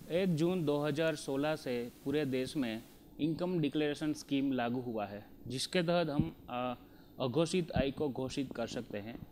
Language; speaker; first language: Hindi; non-native, local second language; Gujarati